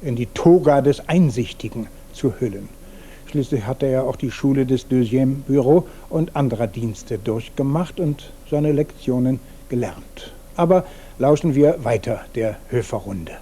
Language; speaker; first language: German; native; German